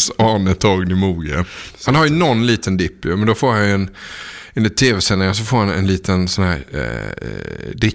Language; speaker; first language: Swedish; native; Swedish